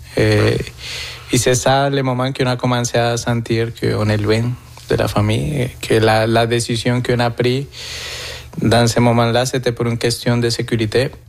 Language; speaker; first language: French; non-native, fluent; Spanish